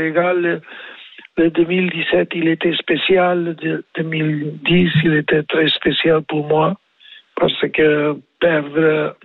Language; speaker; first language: French; non-native, learner; Spanish